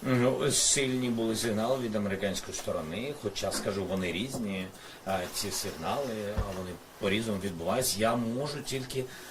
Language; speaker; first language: Ukrainian; non-native, local second language; Russian